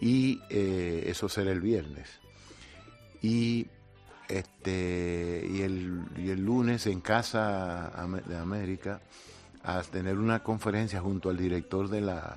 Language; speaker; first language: Spanish; native; Spanish